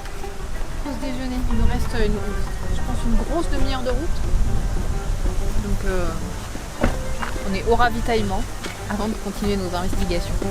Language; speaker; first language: French; native; French